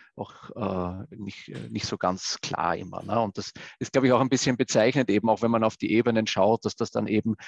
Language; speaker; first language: German; native; German